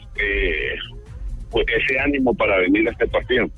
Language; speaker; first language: Spanish; native; Spanish